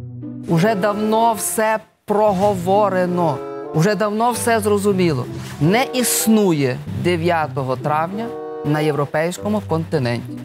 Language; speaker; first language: Ukrainian; native; Ukrainian